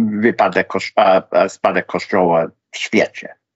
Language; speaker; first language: Polish; non-native, fluent; English